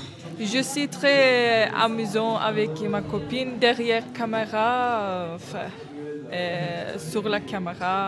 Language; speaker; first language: French; non-native, learner; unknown